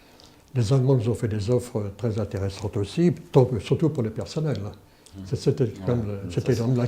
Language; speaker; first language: French; native; French